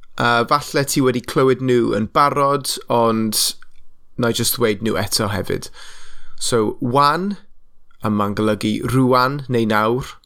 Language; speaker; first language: Welsh; non-native, local second language; English